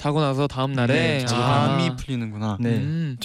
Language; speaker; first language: Korean; native; Korean